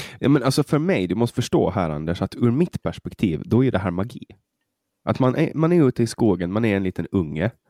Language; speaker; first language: Swedish; native; Swedish